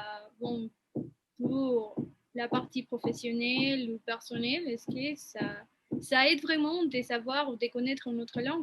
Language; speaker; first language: French; non-native, fluent; Spanish